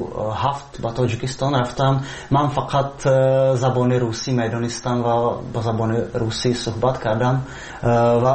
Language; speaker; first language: Persian; non-native, fluent; Czech